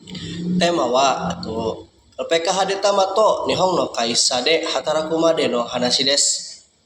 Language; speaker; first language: Japanese; non-native, learner; Indonesian